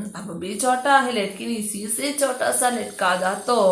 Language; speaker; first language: Hindi; non-native, local second language; Malayalam